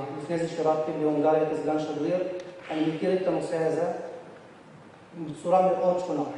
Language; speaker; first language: Hebrew; non-native, local second language; Arabic